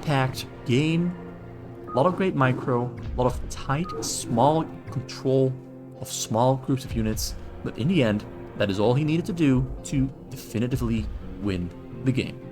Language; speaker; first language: English; native; English